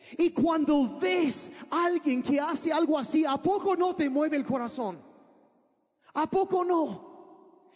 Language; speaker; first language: Spanish; early bilingual, other home language; English